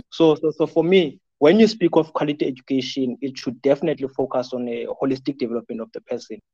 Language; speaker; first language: English; non-native, local second language; Xhosa